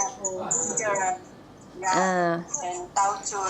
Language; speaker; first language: English; non-native, learner; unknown